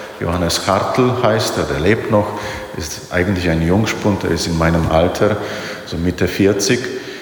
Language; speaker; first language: German; non-native, fluent; Polish